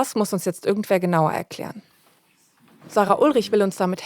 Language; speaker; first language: German; native; German